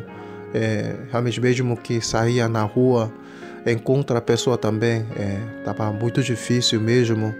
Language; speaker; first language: Portuguese; non-native, fluent; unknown